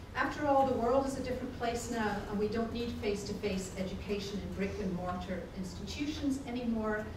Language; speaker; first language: English; native; English